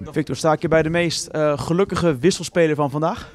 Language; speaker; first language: Dutch; native; Dutch